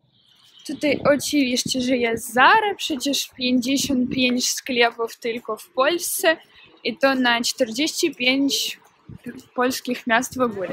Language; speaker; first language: Polish; non-native, learner; Ukrainian